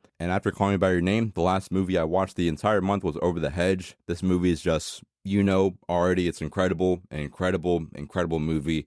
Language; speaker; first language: English; native; English